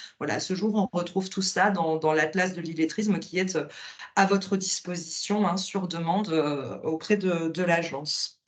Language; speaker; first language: French; native; French